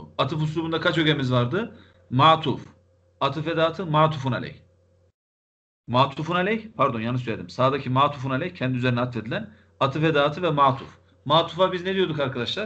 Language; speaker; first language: Turkish; native; Turkish